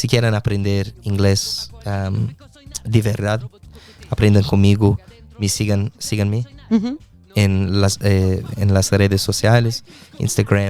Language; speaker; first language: Spanish; non-native, fluent; English